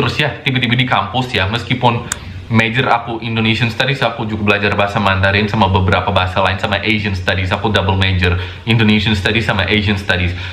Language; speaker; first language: Indonesian; non-native, fluent; English